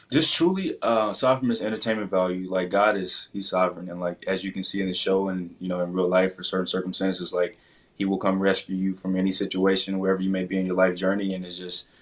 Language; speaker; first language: English; native; English